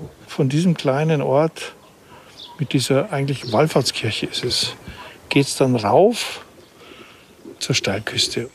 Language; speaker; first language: German; native; German